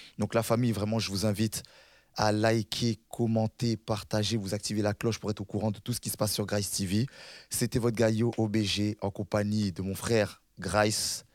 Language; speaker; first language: French; native; French